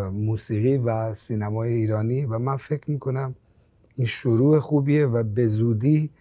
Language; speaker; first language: Persian; non-native, local second language; Armenian